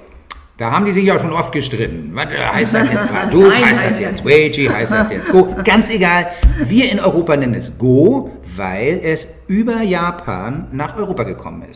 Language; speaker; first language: German; native; German